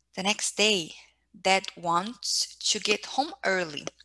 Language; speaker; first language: English; non-native, fluent; Portuguese